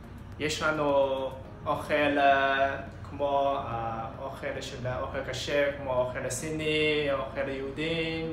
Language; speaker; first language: Hebrew; non-native, learner; Chinese